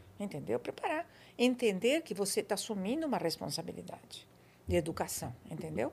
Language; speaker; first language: Portuguese; non-native, fluent; Spanish